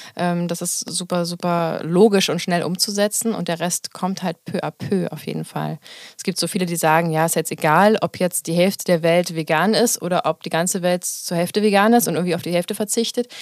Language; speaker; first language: German; native; German